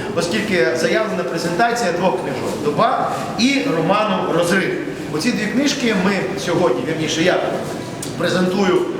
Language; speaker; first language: Ukrainian; non-native, local second language; Russian